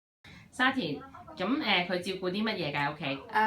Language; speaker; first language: Cantonese; native; Cantonese